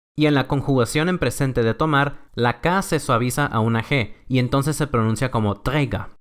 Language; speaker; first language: Spanish; native; Spanish